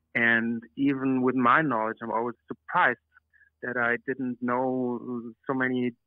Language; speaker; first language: English; non-native, fluent; German